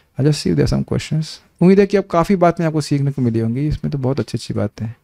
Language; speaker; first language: Hindi; native; Hindi